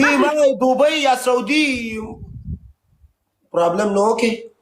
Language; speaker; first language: Arabic; non-native, learner; Pashto